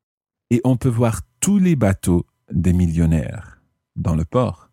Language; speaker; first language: French; non-native, fluent; English